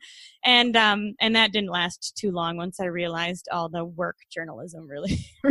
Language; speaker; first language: English; native; English